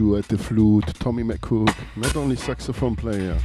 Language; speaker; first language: English; non-native, learner; German